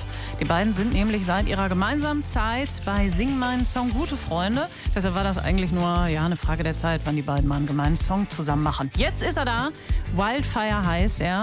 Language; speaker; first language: German; native; German